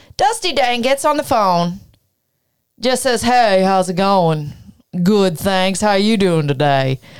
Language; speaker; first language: English; native; English